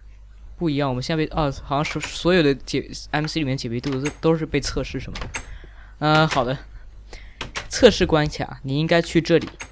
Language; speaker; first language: Chinese; native; Chinese